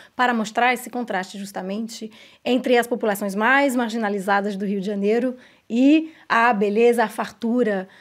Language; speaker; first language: Portuguese; non-native, fluent; English